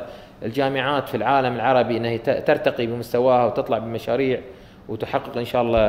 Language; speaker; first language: Arabic; native; Arabic